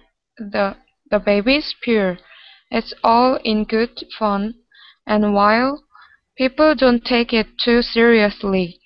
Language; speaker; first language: English; non-native, learner; Korean